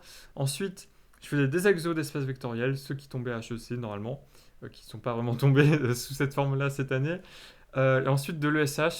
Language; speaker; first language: French; native; French